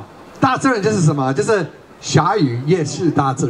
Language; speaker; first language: Chinese; non-native, fluent; English